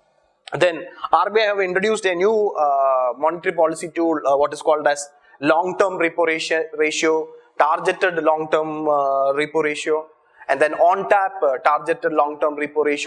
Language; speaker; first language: English; non-native, local second language; Malayalam